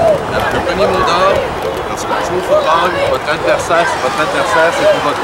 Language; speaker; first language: French; native; French